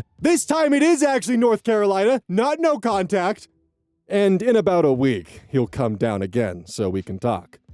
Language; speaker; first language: English; native; English